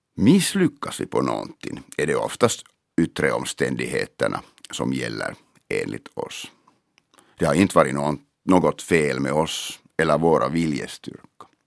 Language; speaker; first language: Swedish; non-native, local second language; Finnish